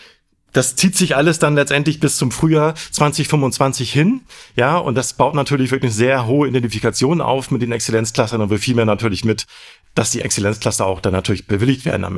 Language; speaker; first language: German; native; German